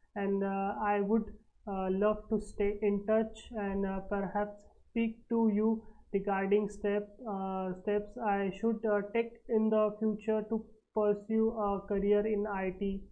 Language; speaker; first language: English; non-native, local second language; Marathi